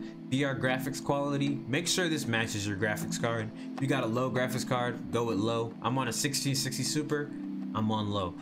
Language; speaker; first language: English; native; English